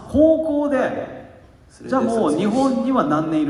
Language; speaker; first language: Japanese; native; Japanese